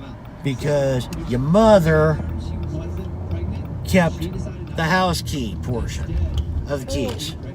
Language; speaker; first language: English; native; English